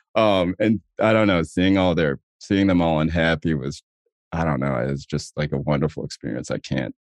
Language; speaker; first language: English; native; English